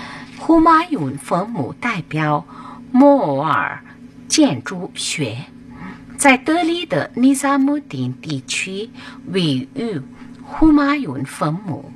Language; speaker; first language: Chinese; non-native, fluent; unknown